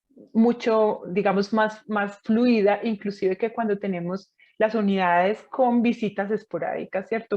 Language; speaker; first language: Spanish; native; Spanish